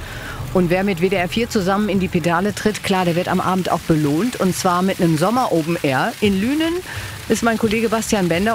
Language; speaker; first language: German; native; German